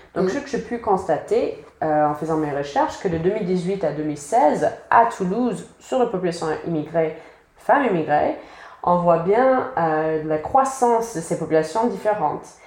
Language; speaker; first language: French; non-native, fluent; English